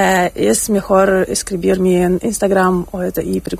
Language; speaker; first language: Spanish; non-native, learner; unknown